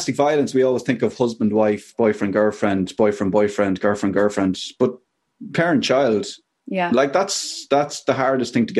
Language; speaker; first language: English; native; English